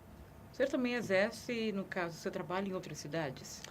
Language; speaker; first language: Portuguese; native; Portuguese